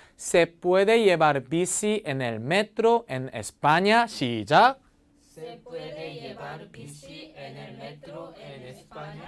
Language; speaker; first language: Spanish; non-native, fluent; Korean